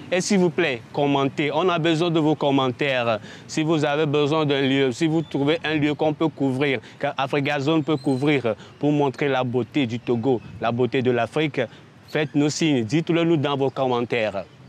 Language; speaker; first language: French; non-native, local second language; Ewe